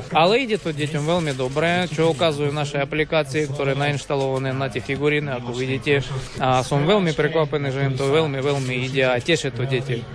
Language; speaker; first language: Slovak; non-native, fluent; Ukrainian